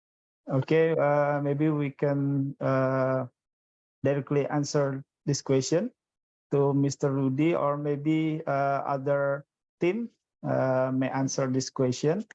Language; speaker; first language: English; non-native, fluent; Indonesian